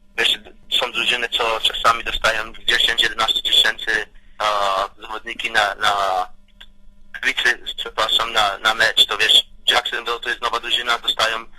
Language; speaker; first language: Polish; early bilingual, heritage; Polish